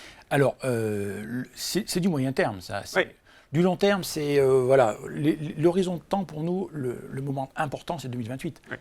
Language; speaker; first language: French; native; French